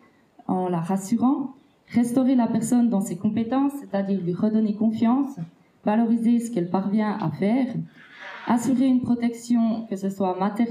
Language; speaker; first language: French; native; French